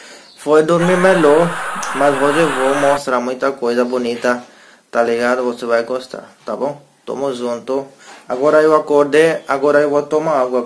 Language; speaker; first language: Portuguese; non-native, learner; Hindi